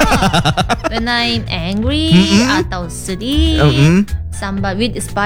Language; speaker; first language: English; non-native, learner; Korean